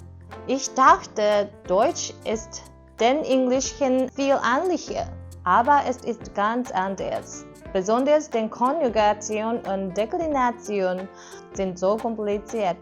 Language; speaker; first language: German; non-native, learner; Japanese